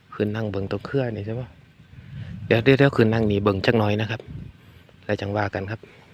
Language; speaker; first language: Thai; native; Thai